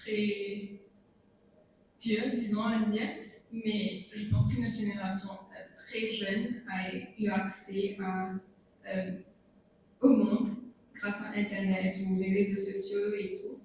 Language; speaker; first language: French; non-native, local second language; Morisyen